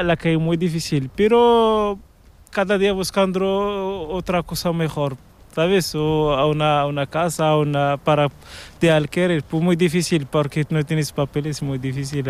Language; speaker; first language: Spanish; non-native, learner; Arabic